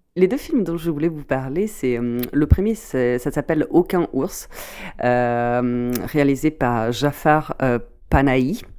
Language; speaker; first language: French; non-native, fluent; Italian